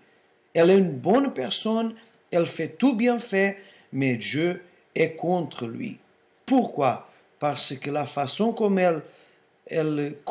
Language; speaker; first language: French; non-native, fluent; Portuguese